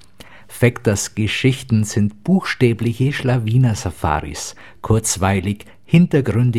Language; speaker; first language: German; native; German